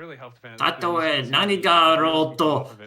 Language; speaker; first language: Japanese; non-native, learner; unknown